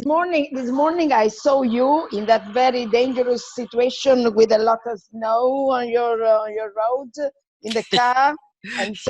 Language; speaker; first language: English; non-native, fluent; Italian